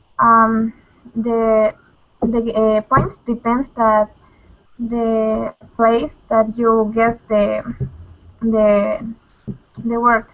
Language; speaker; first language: English; non-native, learner; Spanish